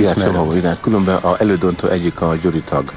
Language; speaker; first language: Hungarian; non-native, learner; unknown